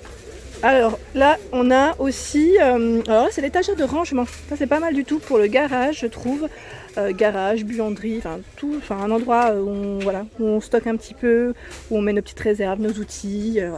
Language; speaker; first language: French; native; French